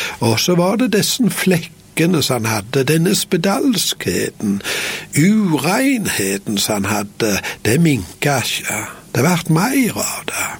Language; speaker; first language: Norwegian; native; Norwegian